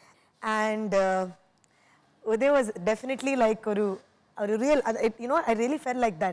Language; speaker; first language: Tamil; non-native, fluent; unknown